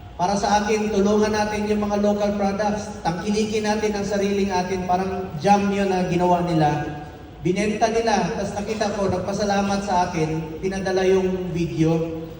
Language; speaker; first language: Filipino; non-native, local second language; Cebuano